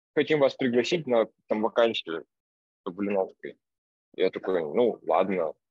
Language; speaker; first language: Russian; native; Russian